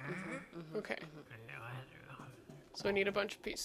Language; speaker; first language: English; native; English